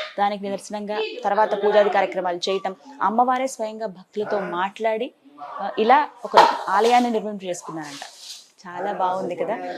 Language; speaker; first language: Telugu; native; Telugu